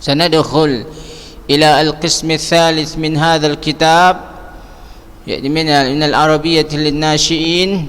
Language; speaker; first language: Arabic; non-native, fluent; Indonesian